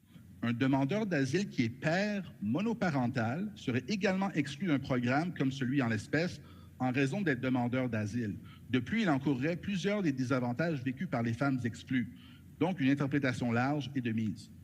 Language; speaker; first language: French; native; French